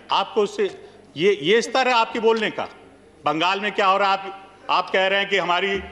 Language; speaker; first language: Hindi; native; Hindi